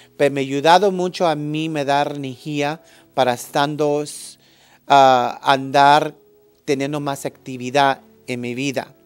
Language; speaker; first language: Spanish; early bilingual, heritage; English